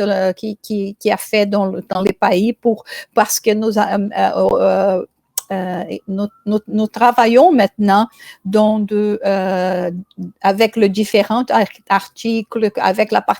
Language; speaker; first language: French; non-native, fluent; Portuguese